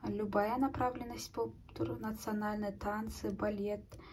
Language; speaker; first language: Russian; non-native, local second language; Kazakh